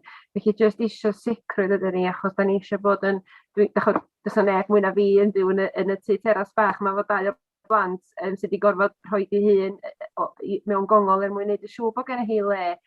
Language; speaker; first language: Welsh; native; Welsh